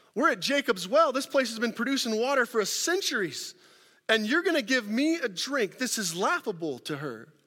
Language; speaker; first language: English; native; English